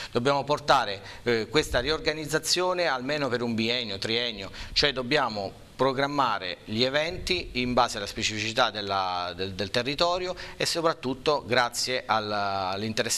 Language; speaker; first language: Italian; native; Italian